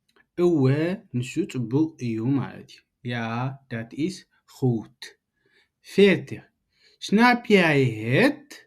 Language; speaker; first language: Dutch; non-native, fluent; Tigrinya